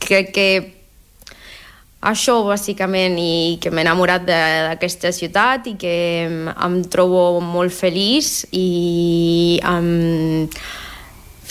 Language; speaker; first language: Catalan; non-native, fluent; Spanish